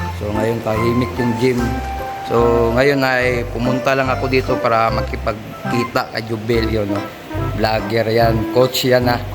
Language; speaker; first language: Filipino; non-native, local second language; Cebuano